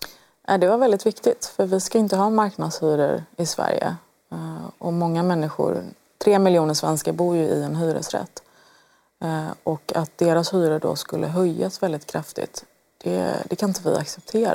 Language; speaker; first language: Swedish; early bilingual, other home language; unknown